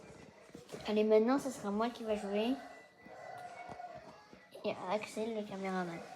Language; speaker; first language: French; native; French